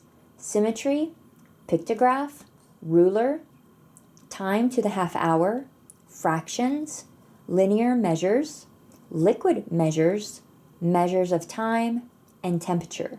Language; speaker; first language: English; native; English